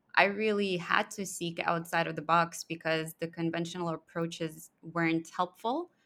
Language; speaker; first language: English; early bilingual, other home language; Russian